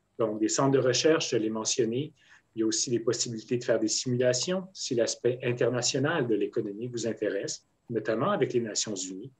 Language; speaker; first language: French; native; French